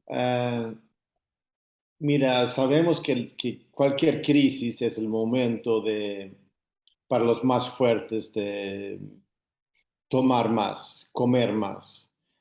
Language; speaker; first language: Spanish; non-native, fluent; Swedish